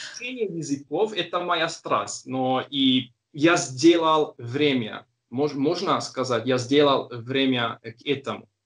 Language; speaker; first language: Russian; non-native, learner; Hungarian